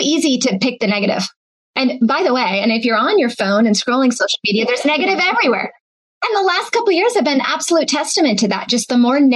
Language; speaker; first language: English; native; English